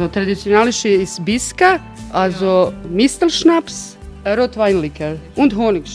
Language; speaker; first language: German; non-native, learner; Croatian